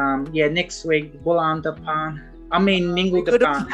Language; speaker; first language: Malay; non-native, learner; English